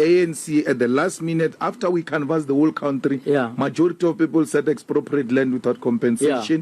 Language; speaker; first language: English; non-native, local second language; Northern Sotho